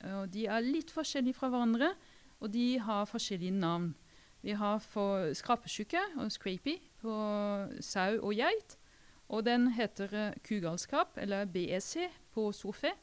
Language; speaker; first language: Norwegian; non-native, fluent; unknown